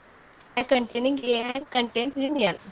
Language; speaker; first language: English; non-native, local second language; Marathi